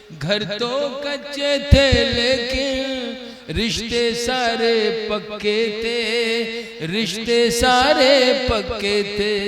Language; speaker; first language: Hindi; native; Hindi